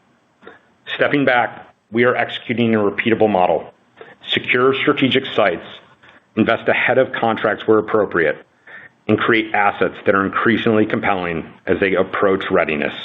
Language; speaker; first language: English; native; English